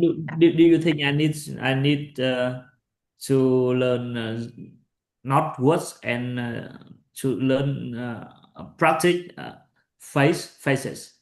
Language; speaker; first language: English; non-native, learner; Vietnamese